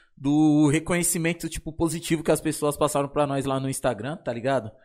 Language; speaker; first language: Portuguese; native; Portuguese